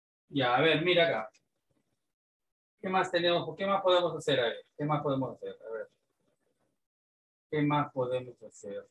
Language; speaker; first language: Spanish; native; Spanish